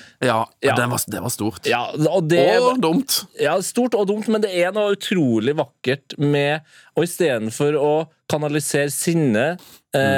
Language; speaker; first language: Norwegian; native; Norwegian